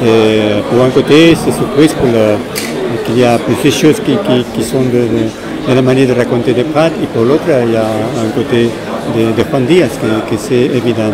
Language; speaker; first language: French; non-native, fluent; Spanish